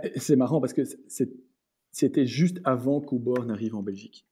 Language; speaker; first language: French; native; French